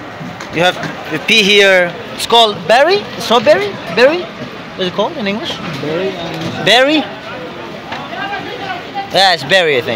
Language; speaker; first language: English; non-native, fluent; Persian